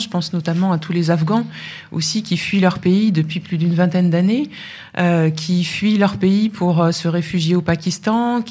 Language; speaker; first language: French; native; French